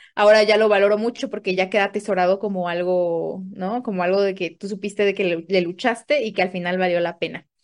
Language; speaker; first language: Spanish; native; Spanish